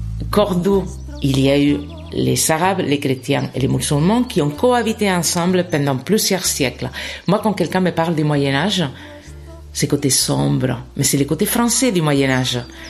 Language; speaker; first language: French; non-native, fluent; Spanish